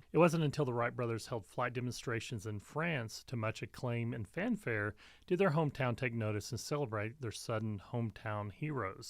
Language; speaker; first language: English; native; English